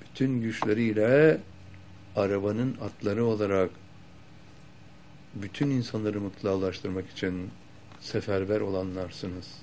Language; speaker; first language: Turkish; native; Turkish